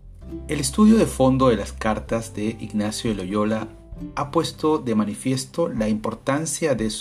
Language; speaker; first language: Spanish; native; Spanish